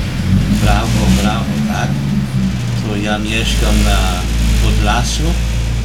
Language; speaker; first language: Polish; early bilingual, heritage; Portuguese